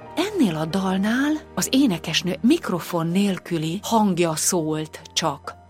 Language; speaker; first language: Hungarian; native; Hungarian